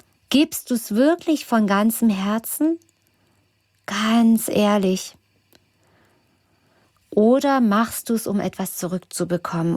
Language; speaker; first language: German; native; German